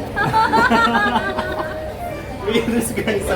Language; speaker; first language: English; non-native, learner; Korean